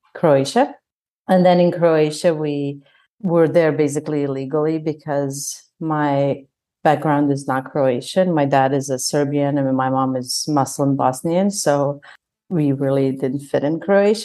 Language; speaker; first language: English; non-native, fluent; Bosnian